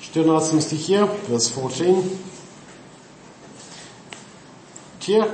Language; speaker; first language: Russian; non-native, fluent; English